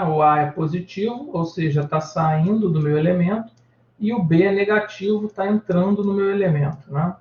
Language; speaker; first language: Portuguese; native; Portuguese